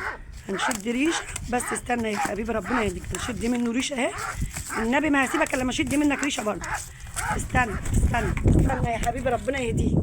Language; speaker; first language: Arabic; native; Arabic